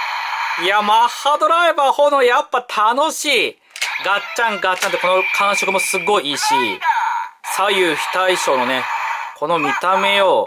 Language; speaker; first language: Japanese; native; Japanese